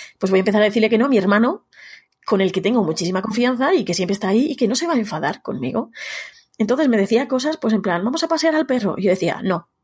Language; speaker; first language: Spanish; native; Spanish